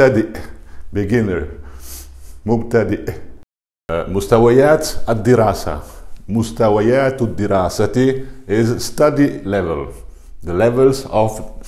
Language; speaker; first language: Arabic; non-native, fluent; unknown